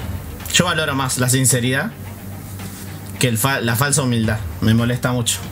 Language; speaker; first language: Spanish; native; Spanish